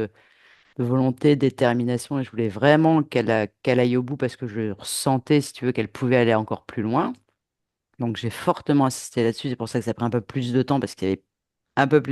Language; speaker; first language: French; native; French